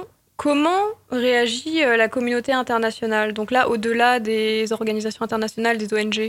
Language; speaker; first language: French; native; French